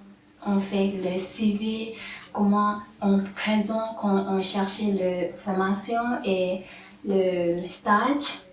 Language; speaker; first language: French; non-native, learner; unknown